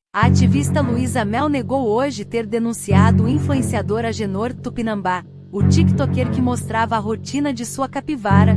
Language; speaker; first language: Portuguese; native; Portuguese